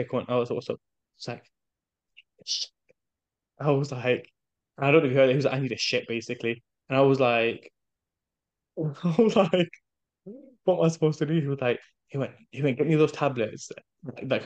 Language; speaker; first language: English; native; English